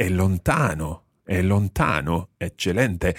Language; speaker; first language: Italian; non-native, fluent; English